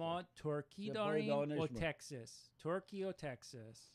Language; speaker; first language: Persian; early bilingual, heritage; Persian